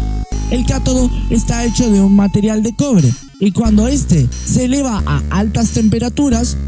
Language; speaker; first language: Spanish; native; Spanish